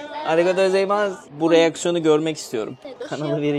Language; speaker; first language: Turkish; native; Turkish